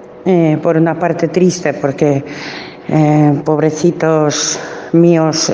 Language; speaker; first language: Spanish; non-native, fluent; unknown